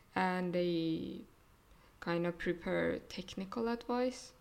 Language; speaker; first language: English; non-native, fluent; Persian